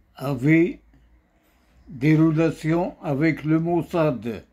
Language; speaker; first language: French; non-native, local second language; Arabic